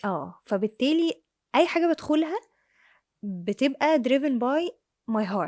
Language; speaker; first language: Arabic; native; Arabic